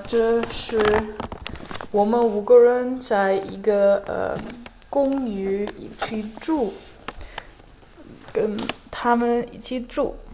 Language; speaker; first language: Chinese; non-native, fluent; Dutch